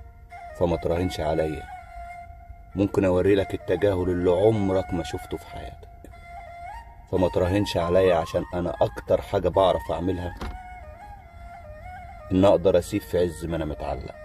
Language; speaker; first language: Arabic; native; Arabic